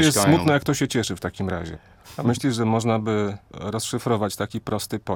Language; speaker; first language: Polish; native; Polish